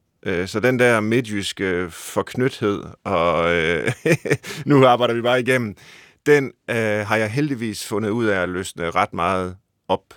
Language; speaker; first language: Danish; native; Danish